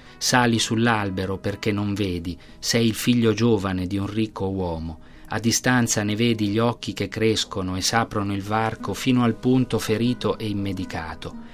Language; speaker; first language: Italian; native; Italian